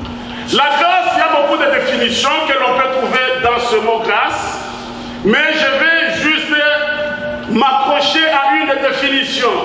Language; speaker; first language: French; non-native, local second language; Lingala